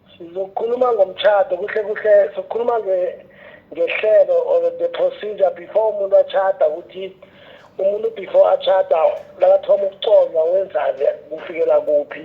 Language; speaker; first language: Zulu; non-native, local second language; South Ndebele